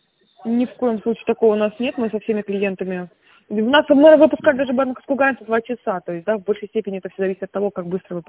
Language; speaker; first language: Russian; native; Russian